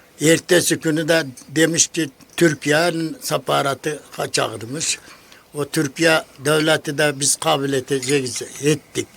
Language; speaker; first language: Turkish; non-native, learner; Kyrgyz